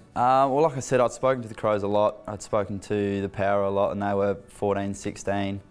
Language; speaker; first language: English; native; English